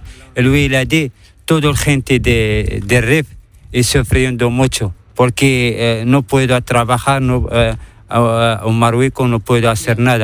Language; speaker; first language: Spanish; non-native, learner; Arabic